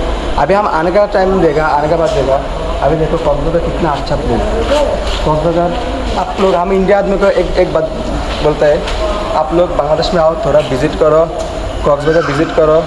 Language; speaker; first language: Hindi; non-native, learner; Bangla